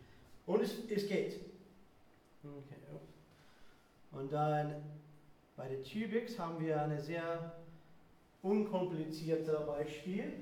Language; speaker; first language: German; non-native, fluent; English